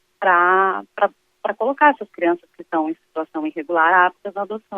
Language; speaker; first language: Portuguese; native; Portuguese